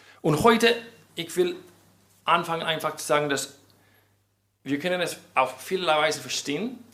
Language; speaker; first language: German; non-native, fluent; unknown